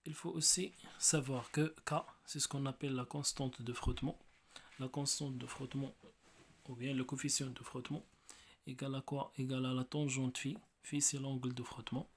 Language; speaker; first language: French; non-native, local second language; Arabic